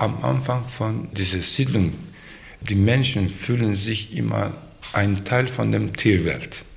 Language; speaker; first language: German; non-native, learner; Turkish